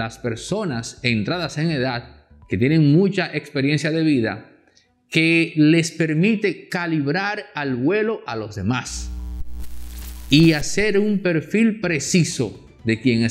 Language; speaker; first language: Spanish; native; Spanish